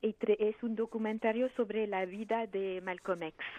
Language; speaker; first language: Spanish; non-native, fluent; French